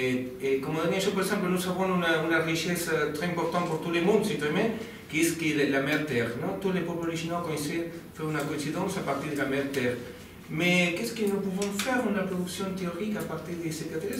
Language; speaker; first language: French; non-native, learner; Spanish